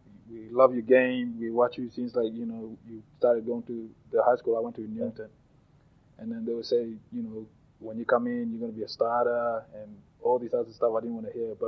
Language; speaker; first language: English; non-native, local second language; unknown